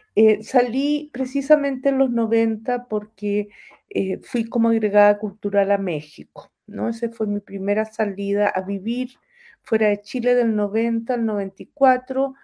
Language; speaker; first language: Spanish; native; Spanish